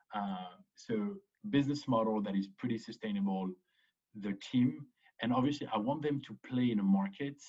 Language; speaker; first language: English; early bilingual, other home language; French